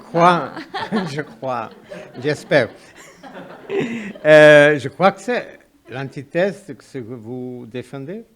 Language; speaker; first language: French; non-native, fluent; Portuguese